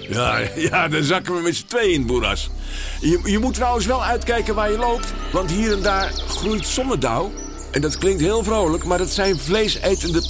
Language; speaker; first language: Dutch; native; Dutch